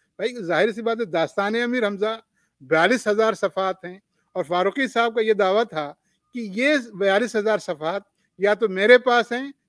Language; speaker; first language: Urdu; native; Urdu